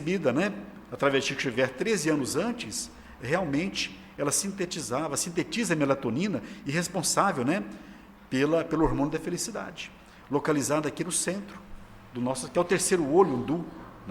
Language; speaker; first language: Portuguese; native; Portuguese